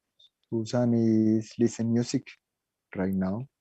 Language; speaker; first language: English; non-native, learner; Spanish